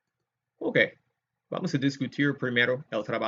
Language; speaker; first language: Spanish; non-native, fluent; English